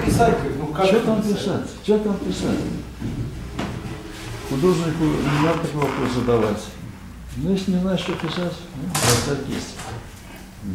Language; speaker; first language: Russian; native; Russian